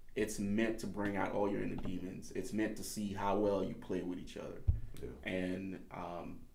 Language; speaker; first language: English; native; English